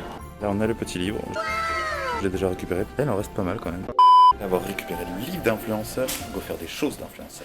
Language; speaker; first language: French; native; French